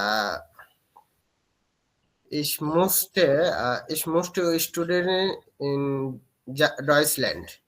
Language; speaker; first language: German; non-native, learner; Bangla